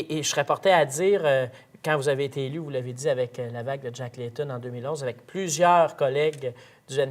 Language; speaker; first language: French; native; French